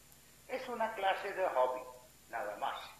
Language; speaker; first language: Spanish; non-native, fluent; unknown